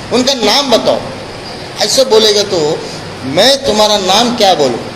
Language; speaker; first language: Hindi; non-native, local second language; Telugu